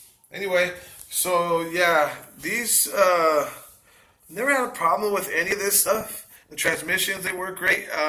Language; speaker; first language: English; native; English